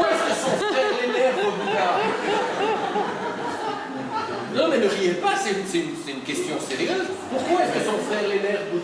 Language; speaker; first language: French; native; French